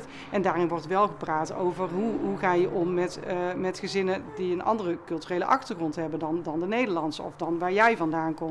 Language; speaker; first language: Dutch; native; Dutch